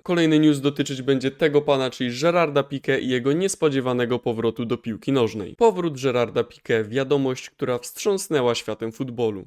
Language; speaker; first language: Polish; native; Polish